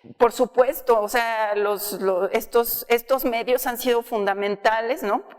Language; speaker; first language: Spanish; native; Spanish